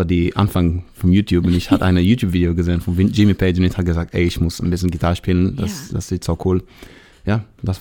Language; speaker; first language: German; non-native, learner; Hebrew